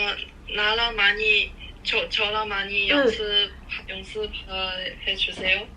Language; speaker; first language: Korean; non-native, learner; Japanese